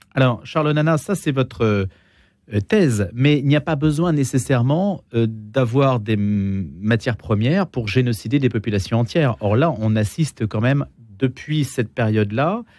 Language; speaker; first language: French; native; French